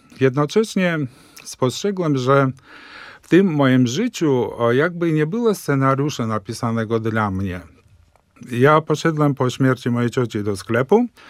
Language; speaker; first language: Polish; early bilingual, heritage; Polish